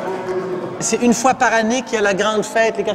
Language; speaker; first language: French; native; French